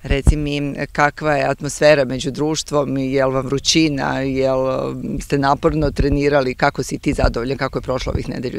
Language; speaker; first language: Serbian; native; Serbian